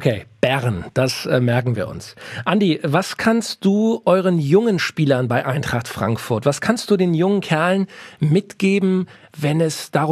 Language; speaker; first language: German; native; German